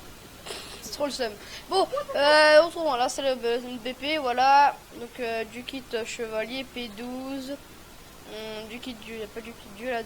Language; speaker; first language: French; native; French